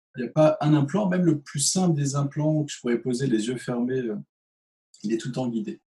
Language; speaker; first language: French; native; French